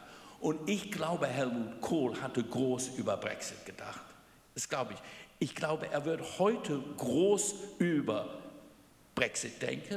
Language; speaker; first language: German; non-native, fluent; English